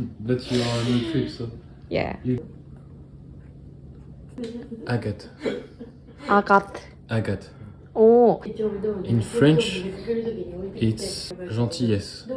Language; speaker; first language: English; non-native, learner; French